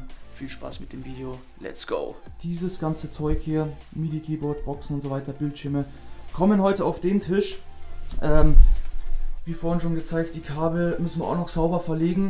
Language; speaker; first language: German; native; German